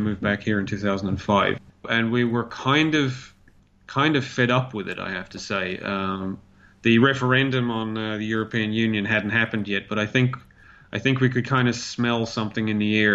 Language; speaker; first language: English; native; English